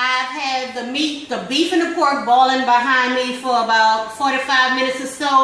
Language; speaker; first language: English; native; English